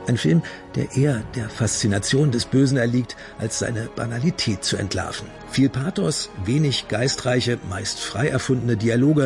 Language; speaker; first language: German; native; German